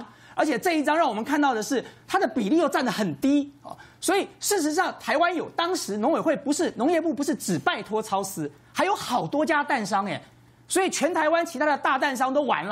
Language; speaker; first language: Chinese; native; Chinese